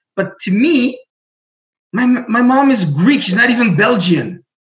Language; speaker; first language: English; non-native, fluent; Greek